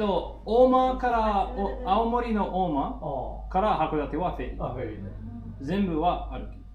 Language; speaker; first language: Japanese; non-native, learner; English